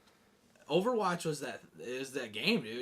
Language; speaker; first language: English; native; English